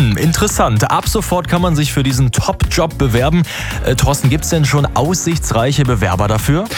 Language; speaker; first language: German; native; German